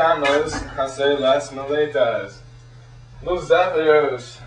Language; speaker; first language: Spanish; non-native, learner; English